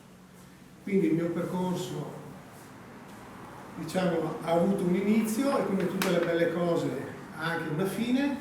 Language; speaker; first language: Italian; native; Italian